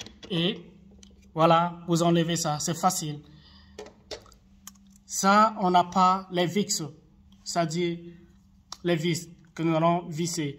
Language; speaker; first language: French; non-native, local second language; Arabic